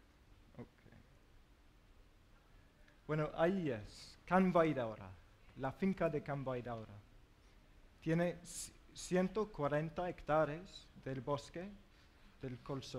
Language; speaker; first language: Spanish; non-native, learner; English